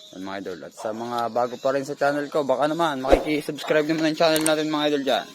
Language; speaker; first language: Filipino; native; Filipino